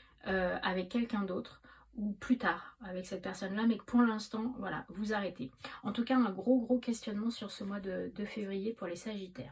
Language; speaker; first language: French; native; French